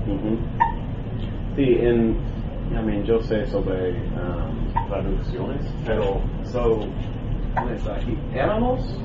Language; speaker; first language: Spanish; non-native, learner; English